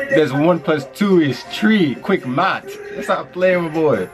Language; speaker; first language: English; native; English